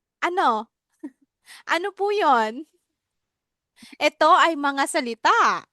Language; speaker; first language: Filipino; native; Filipino